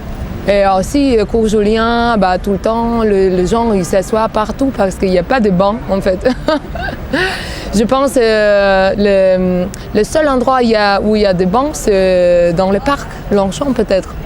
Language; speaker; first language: French; non-native, fluent; Bulgarian